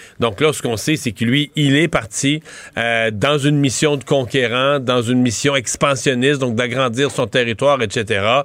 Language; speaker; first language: French; native; French